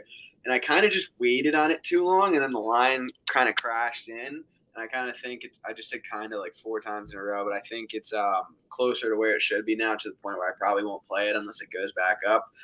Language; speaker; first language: English; native; English